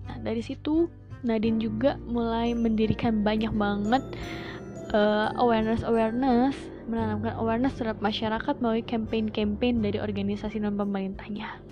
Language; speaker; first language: Indonesian; native; Indonesian